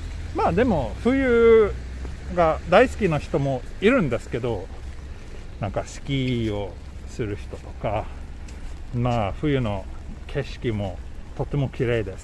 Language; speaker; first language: Japanese; non-native, fluent; Swedish